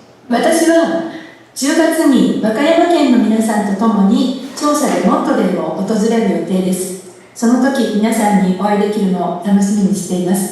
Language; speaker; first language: Japanese; native; Japanese